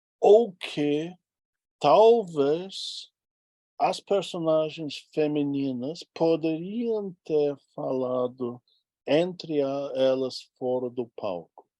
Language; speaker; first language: Portuguese; non-native, fluent; English